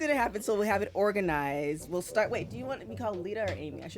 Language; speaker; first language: English; native; English